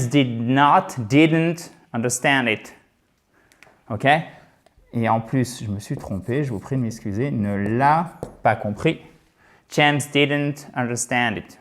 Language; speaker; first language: French; native; French